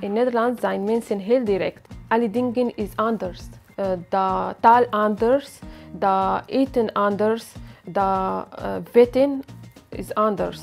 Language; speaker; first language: Dutch; non-native, learner; Arabic